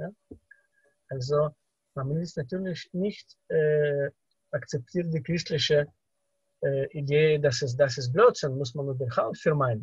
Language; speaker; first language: German; non-native, fluent; Russian